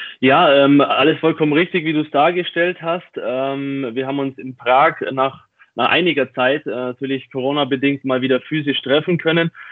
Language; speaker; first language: German; native; German